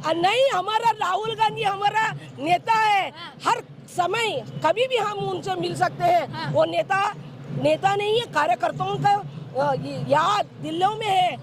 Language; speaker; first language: Hindi; non-native, local second language; Kannada